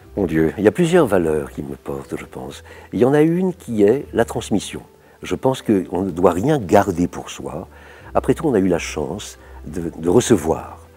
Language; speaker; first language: French; native; French